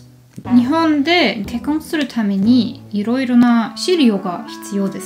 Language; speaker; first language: Japanese; non-native, learner; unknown